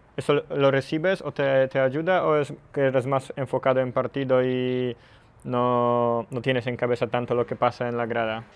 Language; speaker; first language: Spanish; non-native, fluent; Polish